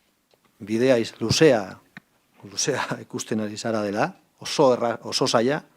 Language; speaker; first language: Basque; non-native, local second language; Spanish